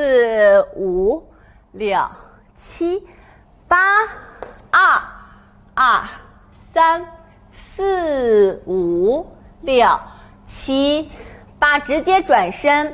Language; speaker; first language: Chinese; native; Chinese